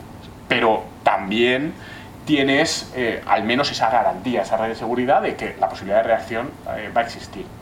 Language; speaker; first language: Spanish; native; Spanish